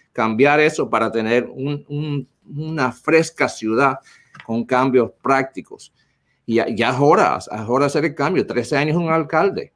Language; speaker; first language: Spanish; early bilingual, heritage; Spanish